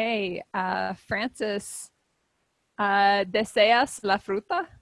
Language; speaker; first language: Spanish; non-native, learner; English